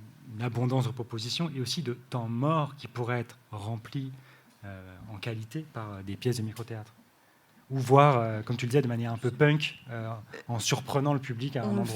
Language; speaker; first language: French; native; French